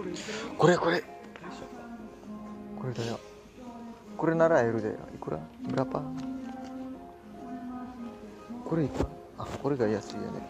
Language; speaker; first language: Japanese; non-native, learner; Indonesian